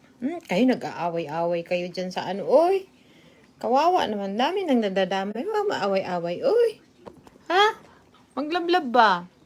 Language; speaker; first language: Filipino; non-native, local second language; Cebuano